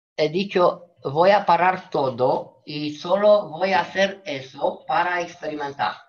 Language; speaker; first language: Spanish; non-native, fluent; Romanian